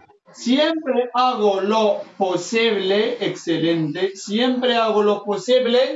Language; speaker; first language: Spanish; non-native, fluent; Arabic